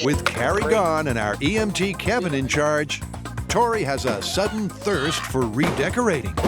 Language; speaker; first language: English; native; English